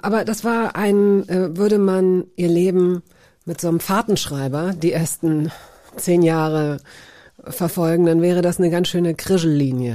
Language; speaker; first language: German; native; German